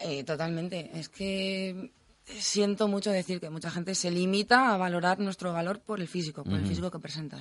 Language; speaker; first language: Spanish; native; Spanish